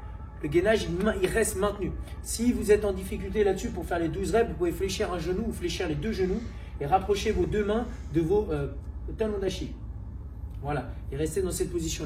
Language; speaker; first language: French; native; French